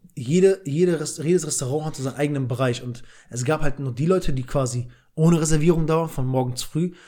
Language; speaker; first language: German; early bilingual, other home language; Albanian